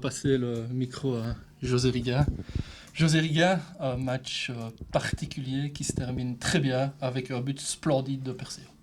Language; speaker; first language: French; native; French